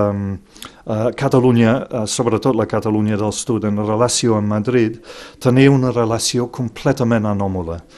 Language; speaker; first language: Catalan; non-native, fluent; English